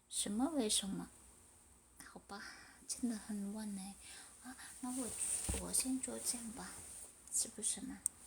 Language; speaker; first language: Chinese; non-native, learner; Indonesian